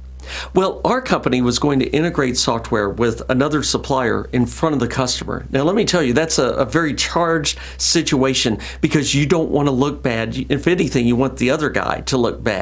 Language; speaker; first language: English; native; English